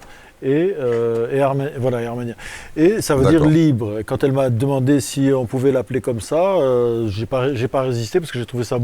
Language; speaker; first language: French; non-native, local second language; Arabic